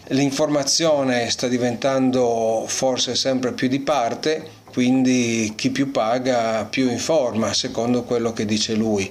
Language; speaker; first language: Italian; native; Italian